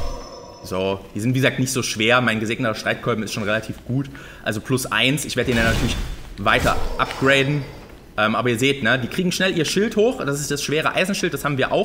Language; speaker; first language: German; native; German